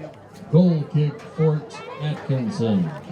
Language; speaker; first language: English; native; English